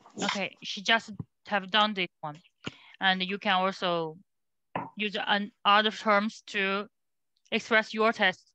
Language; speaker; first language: English; non-native, learner; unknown